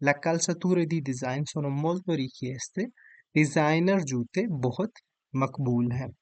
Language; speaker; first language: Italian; non-native, fluent; Urdu